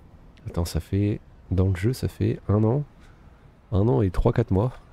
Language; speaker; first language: French; native; French